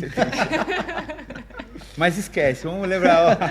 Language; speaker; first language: Portuguese; native; Portuguese